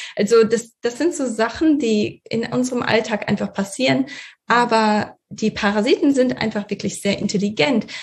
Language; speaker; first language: German; early bilingual, other home language; Russian